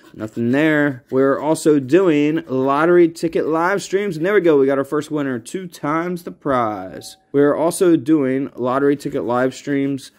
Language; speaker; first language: English; native; English